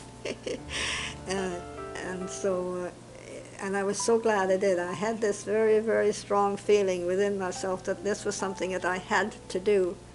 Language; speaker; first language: English; native; English